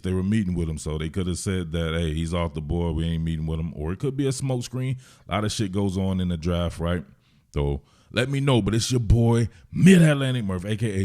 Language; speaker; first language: English; native; English